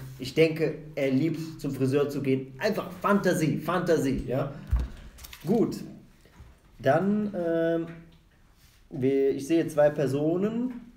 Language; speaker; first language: German; non-native, fluent; Arabic